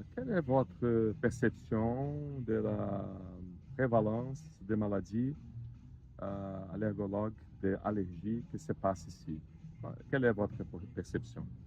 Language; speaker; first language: French; non-native, learner; Portuguese